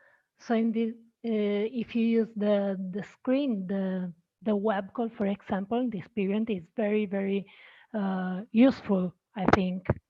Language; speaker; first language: English; non-native, learner; Italian